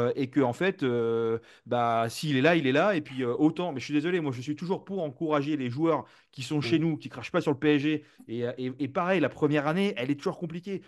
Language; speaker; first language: French; native; French